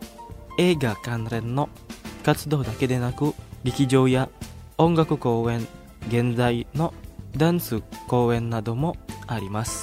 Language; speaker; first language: Japanese; non-native, fluent; Indonesian